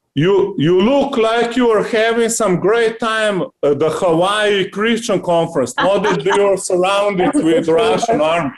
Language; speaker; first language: English; non-native, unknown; Slovenian